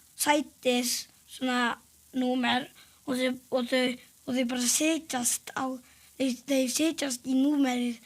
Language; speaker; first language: Icelandic; early bilingual, other home language; Portuguese